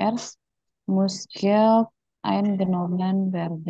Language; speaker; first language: German; non-native, fluent; Indonesian